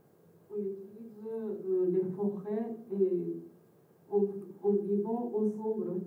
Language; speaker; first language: French; non-native, fluent; Japanese